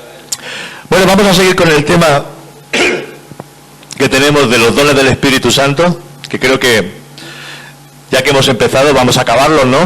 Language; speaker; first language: Spanish; native; Spanish